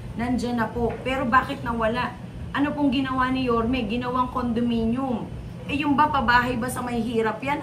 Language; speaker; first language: Filipino; native; Filipino